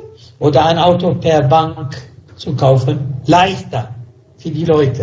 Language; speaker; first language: German; non-native, fluent; Arabic